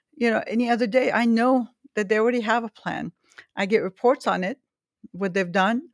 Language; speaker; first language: English; early bilingual, other home language; Arabic